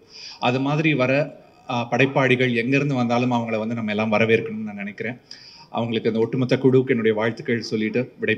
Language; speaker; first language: Tamil; native; Tamil